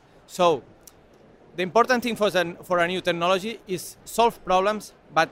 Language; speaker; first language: English; non-native, learner; Spanish